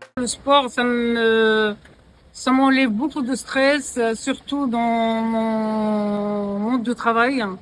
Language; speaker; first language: French; non-native, local second language; Arabic